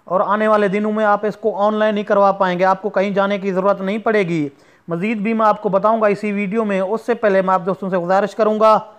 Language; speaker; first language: Urdu; non-native, local second language; Saraiki